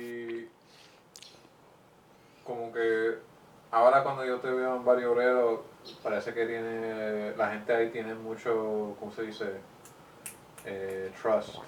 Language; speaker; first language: Spanish; early bilingual, heritage; English